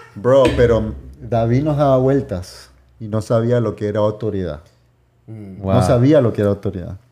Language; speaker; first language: Spanish; native; Spanish